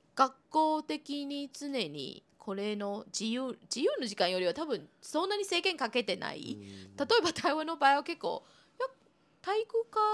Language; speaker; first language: Japanese; non-native, fluent; Chinese